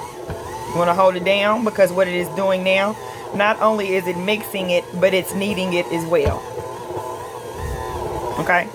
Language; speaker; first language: English; native; English